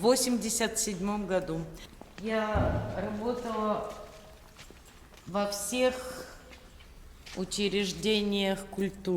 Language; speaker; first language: Russian; native; Russian